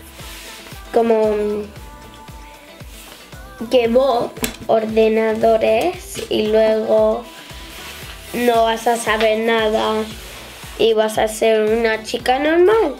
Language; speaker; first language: Spanish; early bilingual, heritage; Spanish